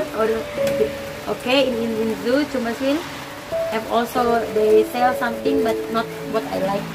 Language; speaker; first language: English; non-native, learner; Indonesian